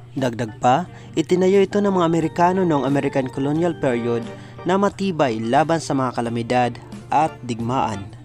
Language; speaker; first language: Filipino; non-native, local second language; Waray